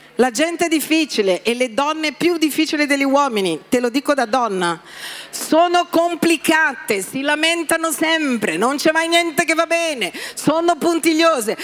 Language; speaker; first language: Italian; non-native, fluent; Portuguese